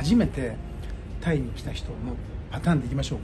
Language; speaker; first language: Japanese; native; Japanese